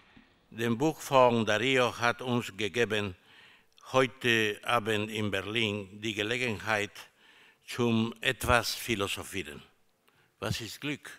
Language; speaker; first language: German; non-native, fluent; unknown